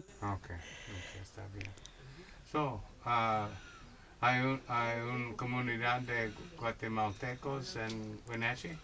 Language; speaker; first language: Spanish; non-native, learner; English